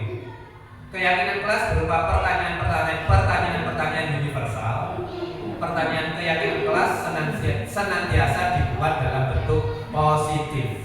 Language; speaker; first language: Indonesian; native; Indonesian